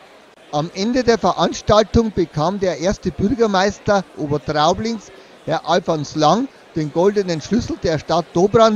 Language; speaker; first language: German; native; German